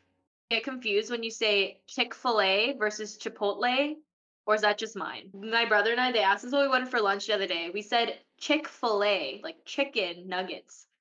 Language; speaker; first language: English; early bilingual, other home language; Korean